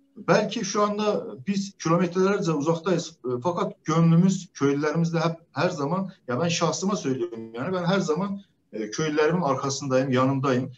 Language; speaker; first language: Turkish; native; Turkish